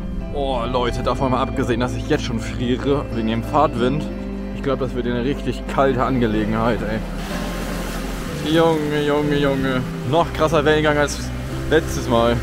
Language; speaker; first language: German; native; German